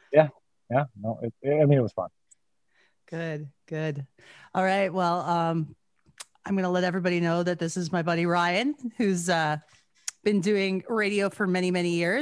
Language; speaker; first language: English; native; English